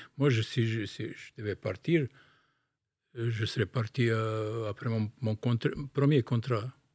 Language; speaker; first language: French; non-native, fluent; Bosnian